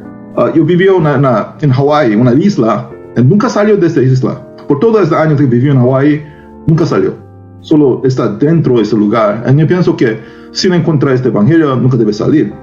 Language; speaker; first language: Spanish; non-native, learner; Korean